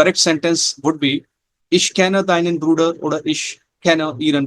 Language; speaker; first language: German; non-native, fluent; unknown